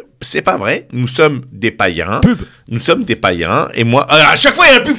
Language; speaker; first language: French; native; French